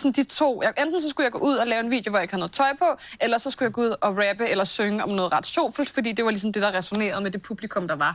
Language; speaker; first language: Danish; native; Danish